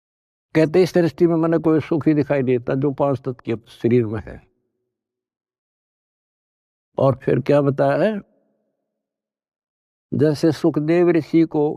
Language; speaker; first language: Hindi; native; Hindi